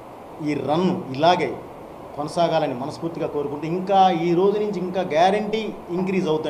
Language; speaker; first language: Telugu; native; Telugu